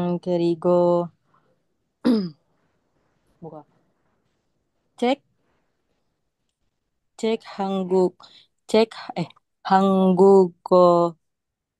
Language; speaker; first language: Korean; non-native, learner; Indonesian